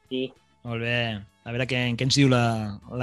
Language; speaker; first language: Catalan; native; Catalan